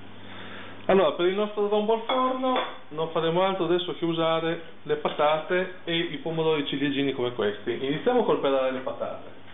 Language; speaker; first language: Italian; native; Italian